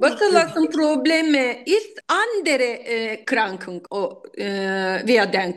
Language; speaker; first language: German; non-native, learner; Turkish